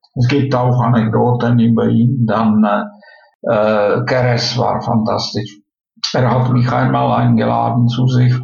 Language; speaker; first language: German; non-native, fluent; Czech